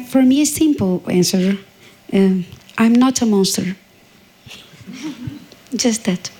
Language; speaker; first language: English; non-native, learner; Portuguese